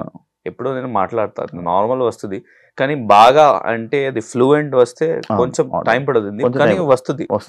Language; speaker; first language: Telugu; non-native, learner; Hindi